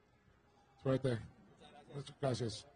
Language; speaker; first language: Spanish; non-native, learner; English